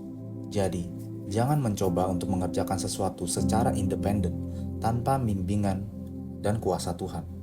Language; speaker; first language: Indonesian; native; Indonesian